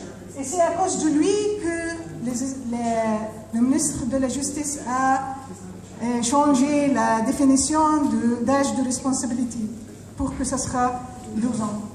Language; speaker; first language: French; non-native, fluent; Arabic